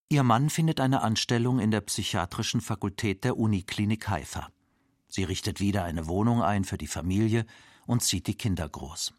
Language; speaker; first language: German; native; German